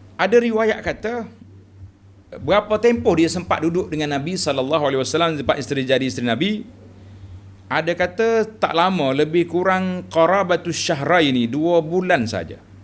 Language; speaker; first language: Malay; native; Malay